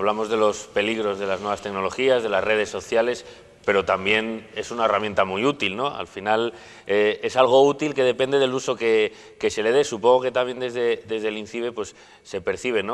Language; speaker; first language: Spanish; native; Spanish